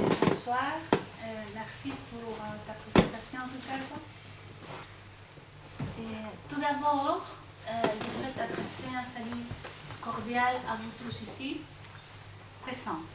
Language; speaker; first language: French; non-native, fluent; Spanish